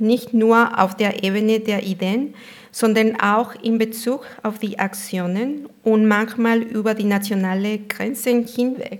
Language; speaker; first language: German; non-native, fluent; Spanish